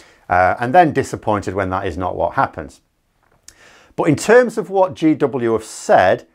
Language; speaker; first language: English; native; English